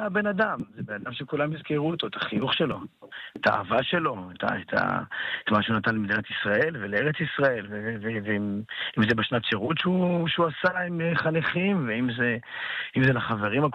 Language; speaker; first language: Hebrew; native; Hebrew